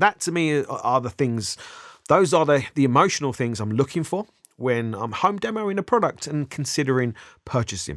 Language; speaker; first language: English; native; English